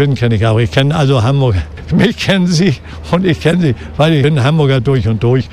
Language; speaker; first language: German; native; German